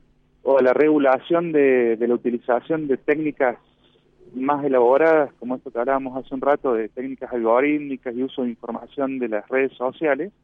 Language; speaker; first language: Spanish; native; Spanish